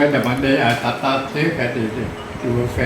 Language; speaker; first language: French; non-native, local second language; Vietnamese